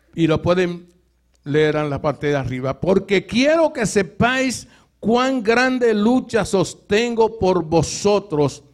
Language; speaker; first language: Spanish; native; Spanish